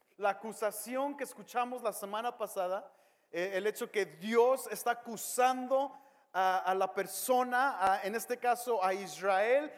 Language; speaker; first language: Spanish; early bilingual, heritage; Spanish